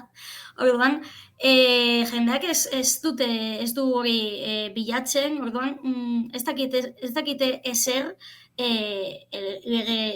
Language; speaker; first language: Basque; non-native, fluent; Catalan